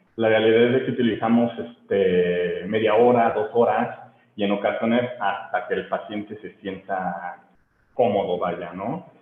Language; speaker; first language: Spanish; native; Spanish